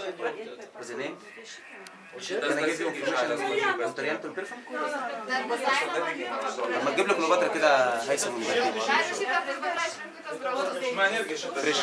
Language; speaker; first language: English; non-native, learner; Arabic